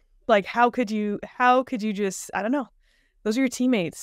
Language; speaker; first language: English; native; English